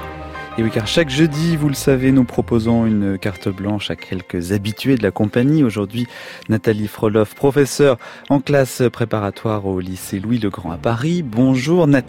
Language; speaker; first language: French; native; French